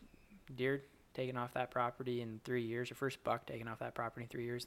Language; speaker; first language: English; native; English